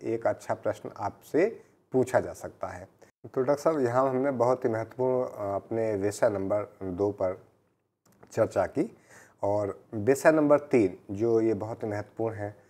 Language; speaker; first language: Hindi; native; Hindi